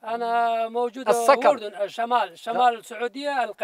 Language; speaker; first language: Arabic; non-native, learner; Pashto